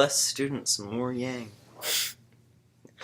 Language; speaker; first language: English; native; English